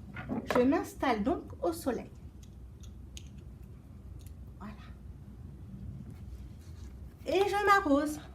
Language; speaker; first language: French; native; French